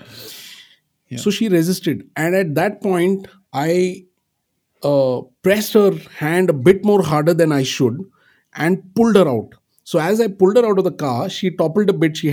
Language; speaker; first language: English; non-native, local second language; Marathi